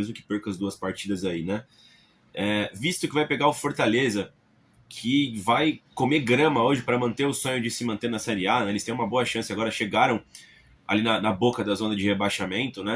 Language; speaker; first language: Portuguese; native; Portuguese